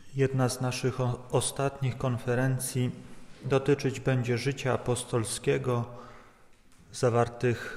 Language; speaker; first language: Polish; native; Polish